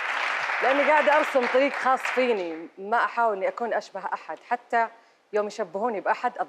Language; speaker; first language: Arabic; native; Arabic